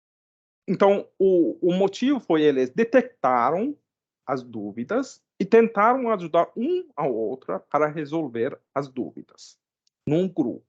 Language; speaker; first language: Portuguese; non-native, fluent; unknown